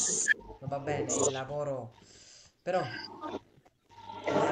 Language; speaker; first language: Italian; non-native, fluent; Bangla